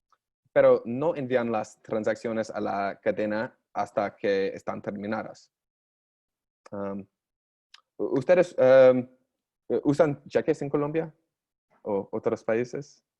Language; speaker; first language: Spanish; non-native, learner; English